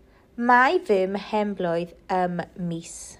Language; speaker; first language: Welsh; non-native, local second language; English